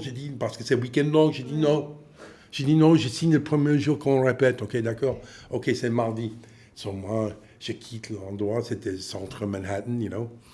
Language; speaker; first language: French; non-native, fluent; English